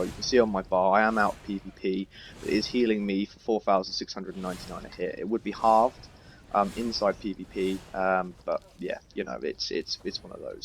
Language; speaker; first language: English; native; English